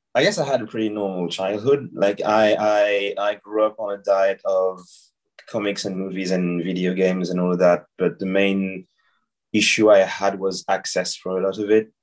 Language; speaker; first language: English; non-native, fluent; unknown